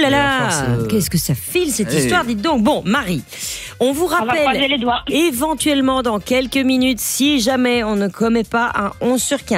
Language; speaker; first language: French; native; French